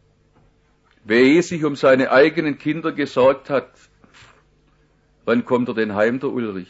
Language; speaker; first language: German; native; German